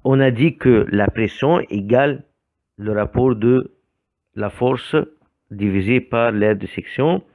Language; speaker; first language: French; non-native, fluent; Arabic